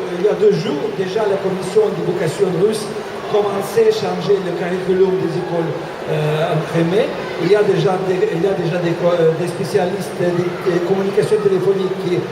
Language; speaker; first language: French; non-native, fluent; Russian